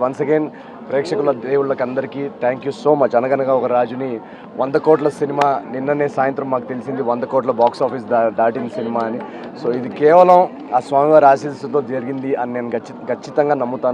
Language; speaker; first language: Telugu; native; Telugu